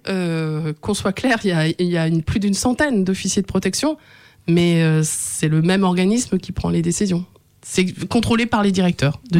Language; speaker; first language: French; native; French